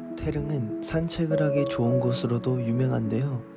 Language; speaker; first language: Korean; native; Korean